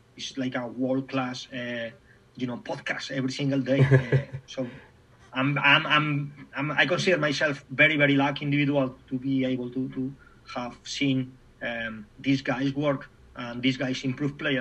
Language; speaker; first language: English; non-native, fluent; Spanish